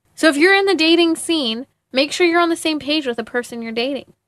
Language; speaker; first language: English; native; English